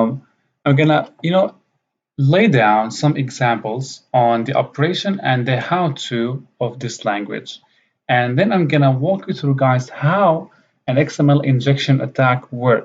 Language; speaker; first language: English; non-native, fluent; Arabic